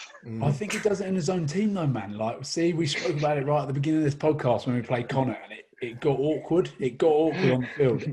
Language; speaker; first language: English; native; English